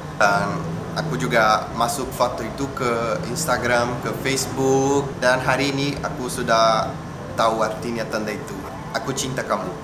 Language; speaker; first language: Indonesian; non-native, fluent; Portuguese